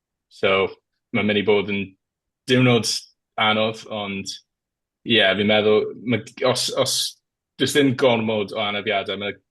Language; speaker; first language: Welsh; native; Welsh